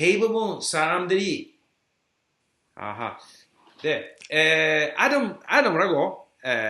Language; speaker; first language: Korean; non-native, learner; English